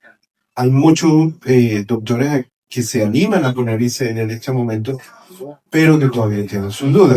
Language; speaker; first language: Spanish; native; Spanish